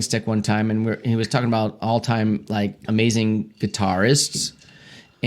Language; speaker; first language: English; native; English